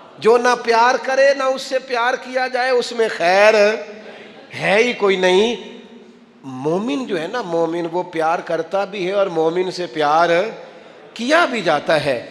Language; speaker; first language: Urdu; non-native, local second language; Punjabi